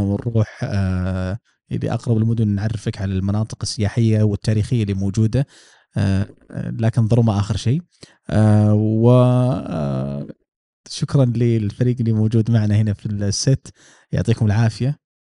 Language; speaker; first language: Arabic; native; Arabic